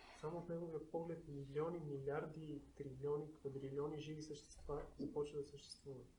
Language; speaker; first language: Bulgarian; native; Bulgarian